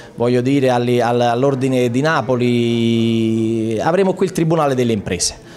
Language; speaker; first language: Italian; native; Italian